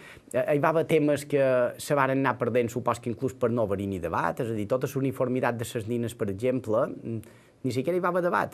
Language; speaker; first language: Catalan; native; Catalan